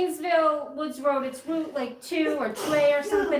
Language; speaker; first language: English; native; English